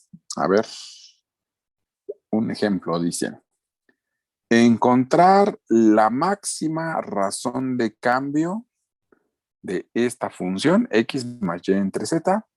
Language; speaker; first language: Spanish; native; Spanish